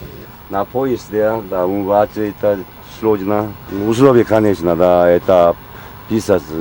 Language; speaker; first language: Russian; non-native, fluent; Korean